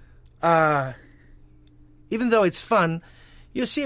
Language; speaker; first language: English; non-native, fluent; Dutch